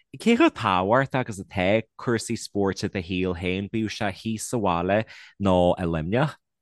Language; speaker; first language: Irish; native; Irish